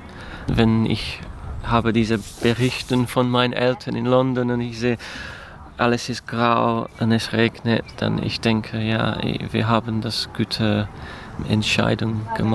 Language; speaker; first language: German; non-native, learner; English